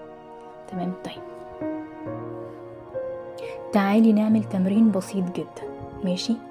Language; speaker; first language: Arabic; native; Arabic